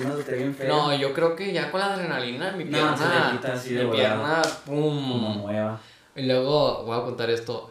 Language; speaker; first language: Spanish; native; Spanish